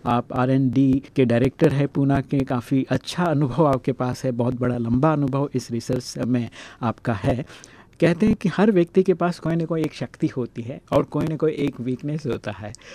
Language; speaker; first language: Hindi; native; Hindi